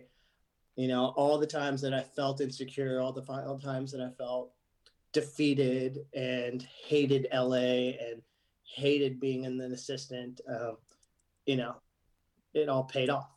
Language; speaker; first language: English; early bilingual, other home language; Arabic